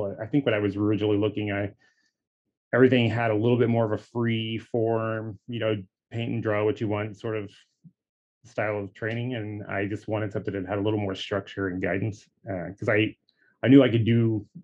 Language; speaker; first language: English; native; English